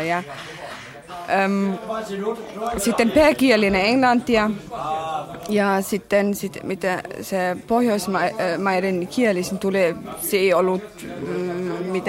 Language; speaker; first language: Finnish; non-native, fluent; German